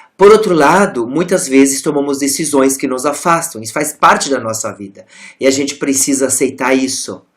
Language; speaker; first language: Portuguese; non-native, local second language; German